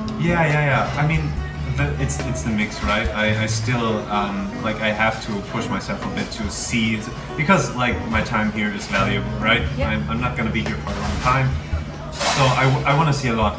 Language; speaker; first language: English; non-native, fluent; German